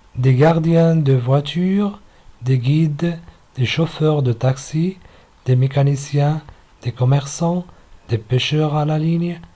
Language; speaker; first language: French; non-native, local second language; Arabic